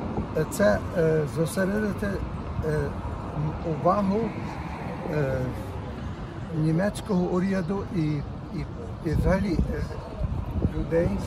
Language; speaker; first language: Ukrainian; early bilingual, heritage; Ukrainian